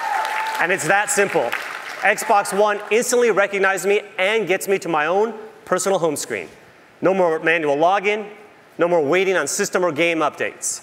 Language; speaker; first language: English; native; English